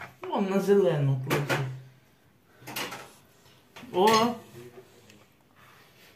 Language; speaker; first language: Russian; native; Russian